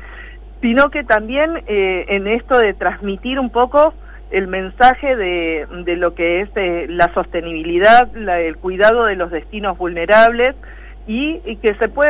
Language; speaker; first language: Spanish; native; Spanish